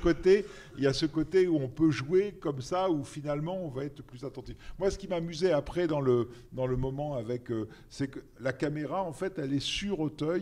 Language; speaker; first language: French; native; French